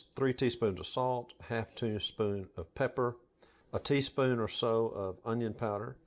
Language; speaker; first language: English; native; English